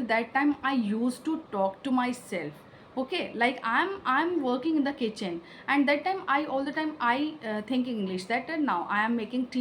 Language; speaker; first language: English; non-native, local second language; Hindi